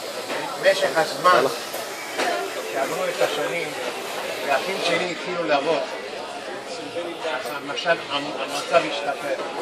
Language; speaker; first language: Hebrew; non-native, fluent; Spanish